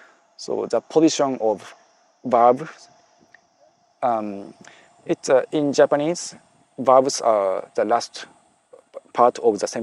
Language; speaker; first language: English; non-native, fluent; Japanese